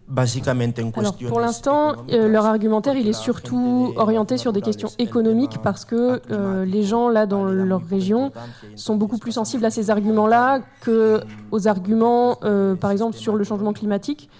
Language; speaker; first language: French; native; French